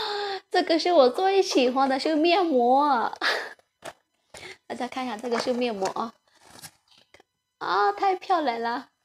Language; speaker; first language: Chinese; non-native, fluent; Lao